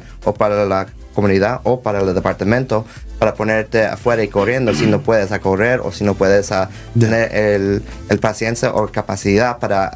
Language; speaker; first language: Spanish; early bilingual, heritage; Spanish